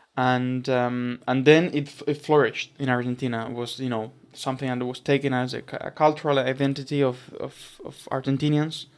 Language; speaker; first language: English; non-native, fluent; Spanish